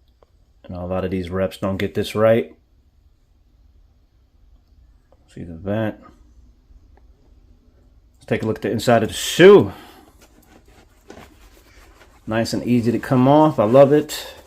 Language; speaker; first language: English; native; English